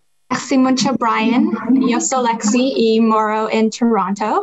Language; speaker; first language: Spanish; non-native, learner; English